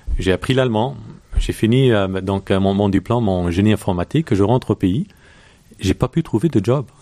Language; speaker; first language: French; non-native, local second language; Arabic